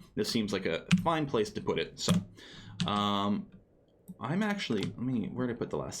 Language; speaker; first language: English; native; English